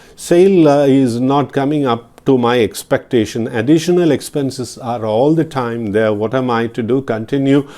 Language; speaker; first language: English; non-native, local second language; Malayalam